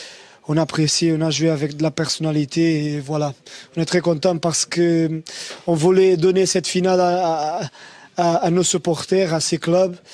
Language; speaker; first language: French; non-native, fluent; Portuguese